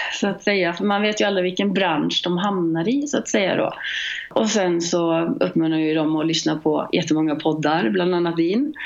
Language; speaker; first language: Swedish; native; Swedish